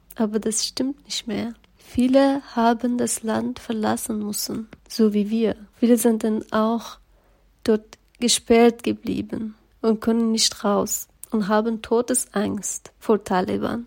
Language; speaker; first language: German; non-native, learner; Persian